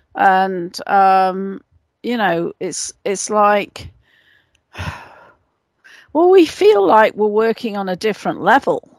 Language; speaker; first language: English; native; English